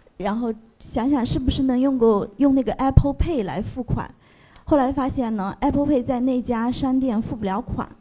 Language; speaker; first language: Chinese; native; Chinese